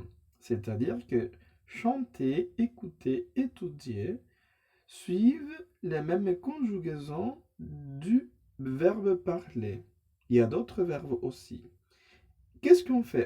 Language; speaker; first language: French; non-native, fluent; Spanish